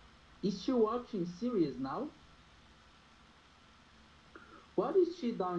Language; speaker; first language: English; non-native, learner; Portuguese